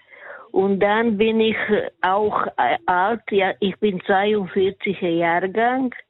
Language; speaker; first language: German; non-native, fluent; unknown